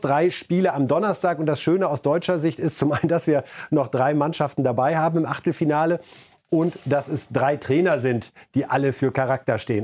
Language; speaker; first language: German; native; German